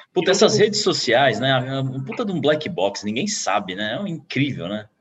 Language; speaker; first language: Portuguese; native; Portuguese